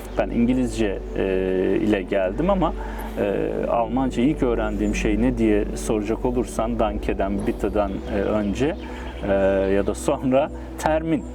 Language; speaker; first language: Turkish; native; Turkish